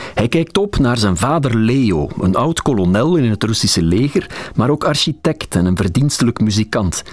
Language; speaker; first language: Dutch; native; Dutch